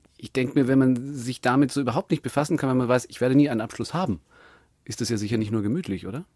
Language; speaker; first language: German; native; German